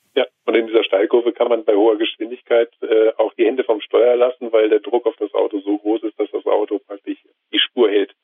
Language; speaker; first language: German; native; German